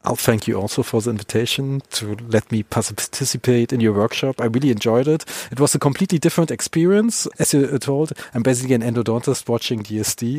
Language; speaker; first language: English; non-native, fluent; German